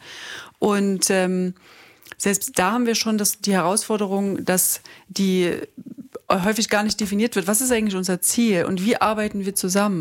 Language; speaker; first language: German; native; German